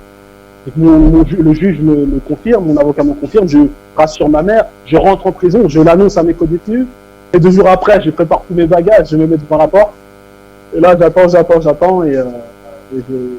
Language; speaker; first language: French; native; French